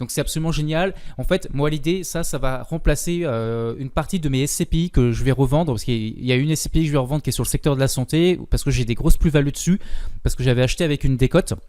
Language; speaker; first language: French; native; French